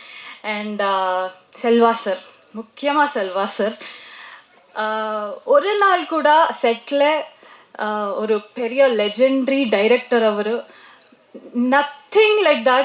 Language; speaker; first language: Tamil; non-native, local second language; Kannada